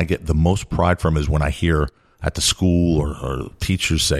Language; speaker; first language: English; native; English